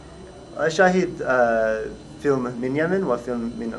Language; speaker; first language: Arabic; non-native, learner; English